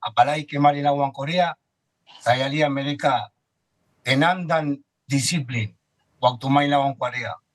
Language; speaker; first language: Indonesian; non-native, fluent; Spanish